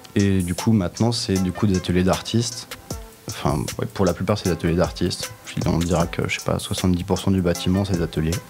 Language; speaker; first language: French; native; French